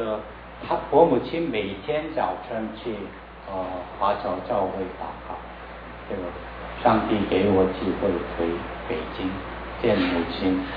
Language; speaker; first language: Chinese; non-native, learner; Korean